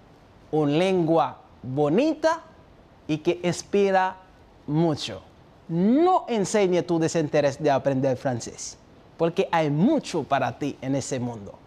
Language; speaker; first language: Spanish; non-native, fluent; French